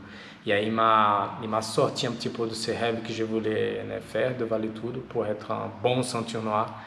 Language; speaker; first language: French; non-native, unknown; Portuguese